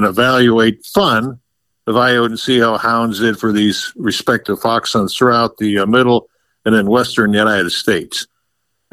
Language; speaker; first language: English; native; English